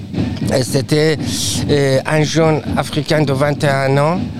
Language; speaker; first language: French; non-native, fluent; Persian